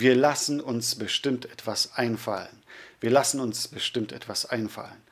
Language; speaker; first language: German; non-native, fluent; Polish